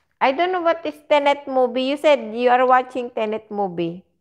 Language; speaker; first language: English; non-native, learner; Filipino